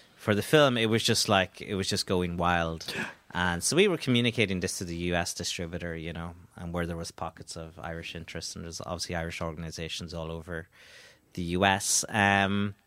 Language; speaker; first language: English; native; English